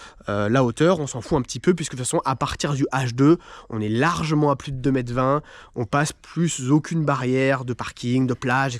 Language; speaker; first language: French; native; French